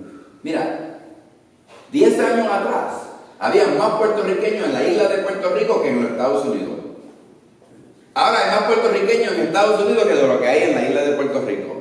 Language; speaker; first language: Spanish; early bilingual, other home language; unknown